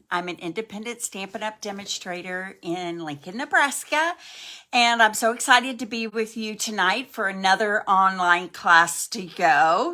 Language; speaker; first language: English; native; English